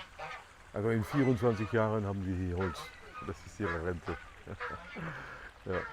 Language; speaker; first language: German; non-native, fluent; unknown